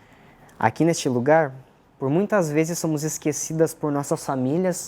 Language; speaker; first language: Portuguese; native; Portuguese